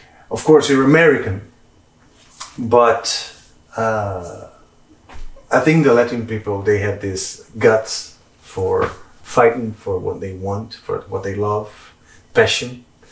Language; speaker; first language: English; non-native, fluent; Portuguese